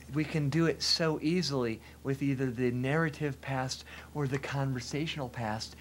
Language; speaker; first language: English; native; English